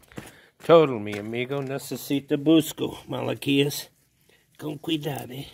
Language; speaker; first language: Spanish; non-native, learner; English